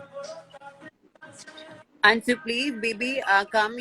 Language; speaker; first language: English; non-native, learner; Hindi